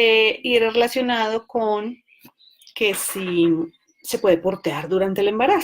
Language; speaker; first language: Spanish; native; Spanish